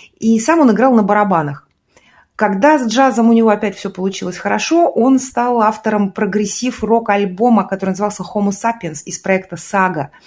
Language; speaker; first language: Russian; native; Russian